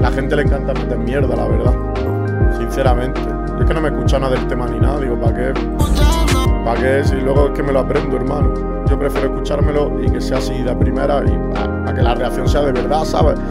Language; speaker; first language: Spanish; native; Spanish